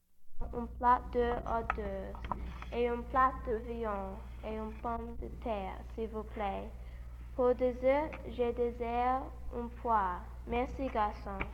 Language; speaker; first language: French; non-native, learner; English